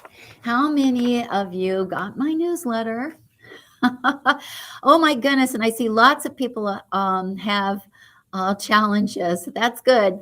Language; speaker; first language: English; native; English